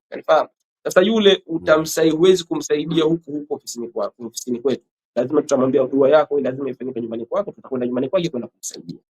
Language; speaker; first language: Swahili; native; Swahili